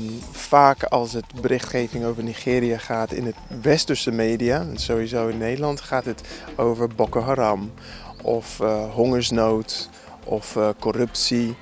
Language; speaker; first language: Dutch; non-native, fluent; English